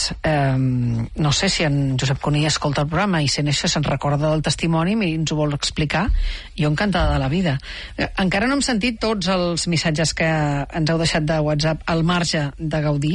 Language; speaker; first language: Catalan; native; Catalan